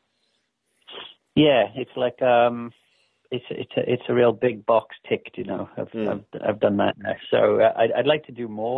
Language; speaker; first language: English; native; English